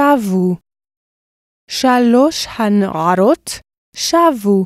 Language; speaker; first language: Hebrew; non-native, fluent; English